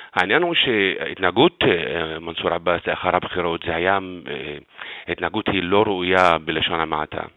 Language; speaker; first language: Hebrew; non-native, local second language; Arabic